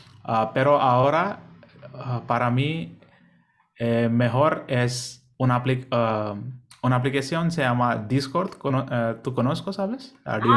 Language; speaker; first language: Spanish; non-native, learner; Hindi